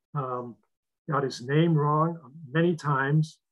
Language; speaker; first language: English; native; English